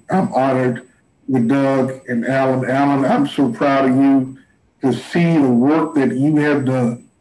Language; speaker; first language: English; native; English